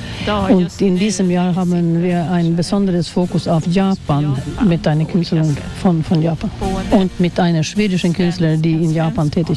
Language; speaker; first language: German; non-native, fluent; Swedish